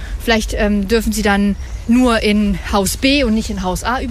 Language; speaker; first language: German; native; German